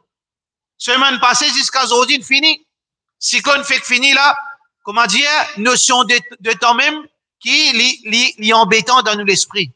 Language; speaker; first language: French; non-native, local second language; Morisyen